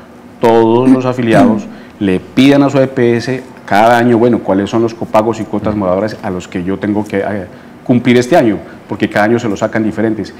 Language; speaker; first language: Spanish; native; Spanish